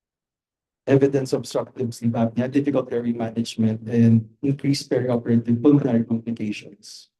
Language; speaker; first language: English; non-native, local second language; Filipino